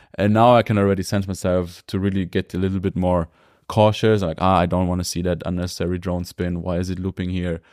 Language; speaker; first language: English; non-native, fluent; German